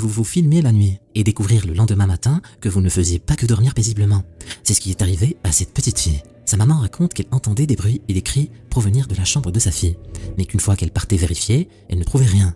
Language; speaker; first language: French; native; French